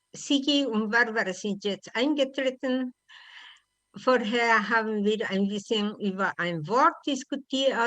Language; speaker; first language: German; non-native, learner; Spanish